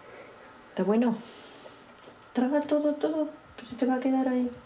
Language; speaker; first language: Spanish; native; Spanish